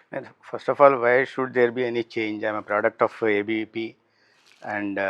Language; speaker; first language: English; non-native, local second language; Telugu